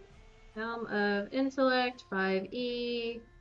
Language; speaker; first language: English; native; English